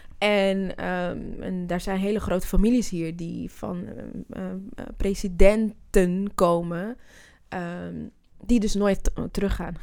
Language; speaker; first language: Dutch; native; Dutch